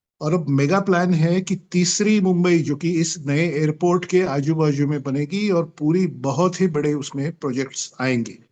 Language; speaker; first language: Hindi; non-native, local second language; Marathi